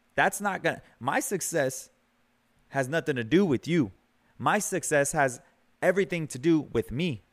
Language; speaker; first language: English; early bilingual, other home language; Spanish